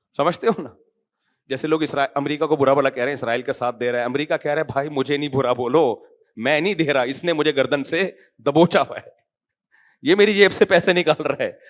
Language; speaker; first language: Urdu; native; Urdu